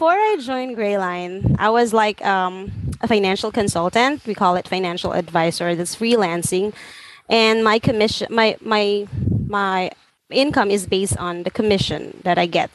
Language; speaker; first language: English; non-native, local second language; Filipino